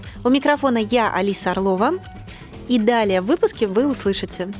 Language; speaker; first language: Russian; native; Russian